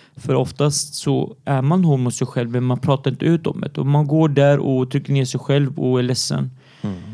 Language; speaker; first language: Swedish; early bilingual, other home language; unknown